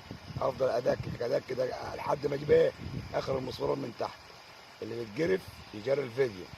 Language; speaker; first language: Arabic; native; Arabic